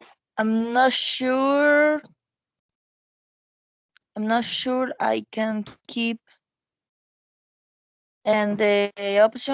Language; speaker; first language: English; non-native, learner; Spanish